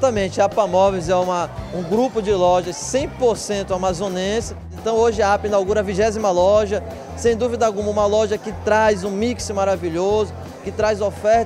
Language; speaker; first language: Portuguese; native; Portuguese